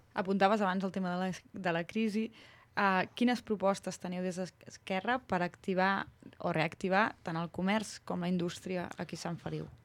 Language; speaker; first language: Catalan; native; Catalan